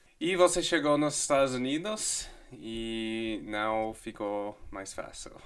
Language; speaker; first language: Portuguese; non-native, fluent; English